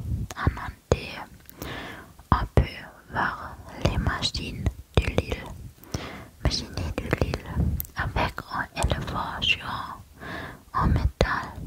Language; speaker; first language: French; non-native, learner; German